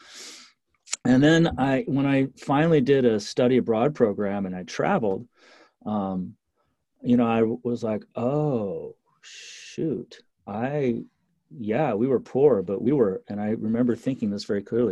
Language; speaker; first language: English; native; English